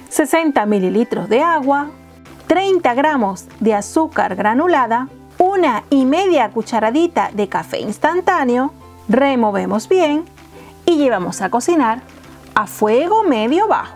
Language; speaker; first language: Spanish; native; Spanish